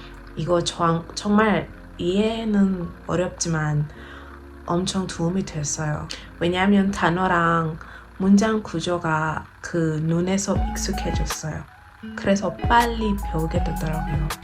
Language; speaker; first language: Korean; non-native, learner; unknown